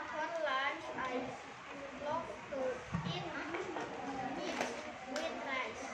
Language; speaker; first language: English; non-native, learner; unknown